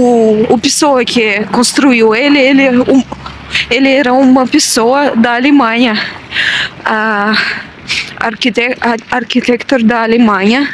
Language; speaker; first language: Portuguese; non-native, learner; Russian